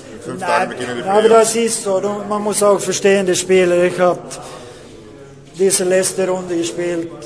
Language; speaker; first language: German; non-native, learner; Swedish